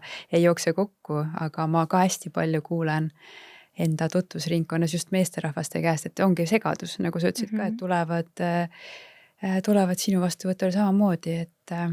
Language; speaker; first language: Estonian; native; Estonian